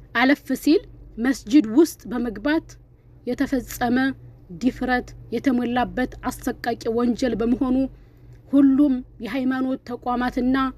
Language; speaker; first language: Amharic; non-native, local second language; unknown